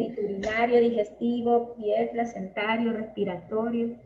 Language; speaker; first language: Spanish; native; Spanish